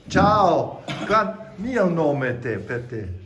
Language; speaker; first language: Italian; non-native, learner; German